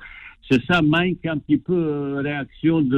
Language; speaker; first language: French; non-native, fluent; Bosnian